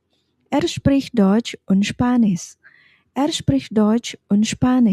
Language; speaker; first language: German; non-native, fluent; Indonesian